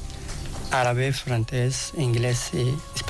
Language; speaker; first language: Spanish; non-native, learner; Arabic